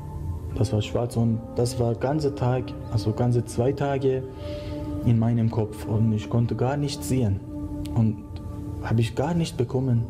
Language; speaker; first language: German; non-native, learner; Persian